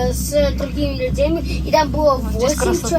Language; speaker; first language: Russian; early bilingual, heritage; Russian